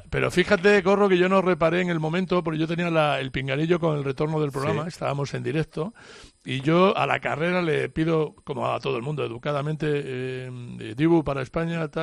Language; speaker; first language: Spanish; native; Spanish